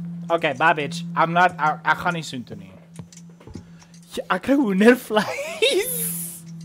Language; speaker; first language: English; non-native, local second language; Afrikaans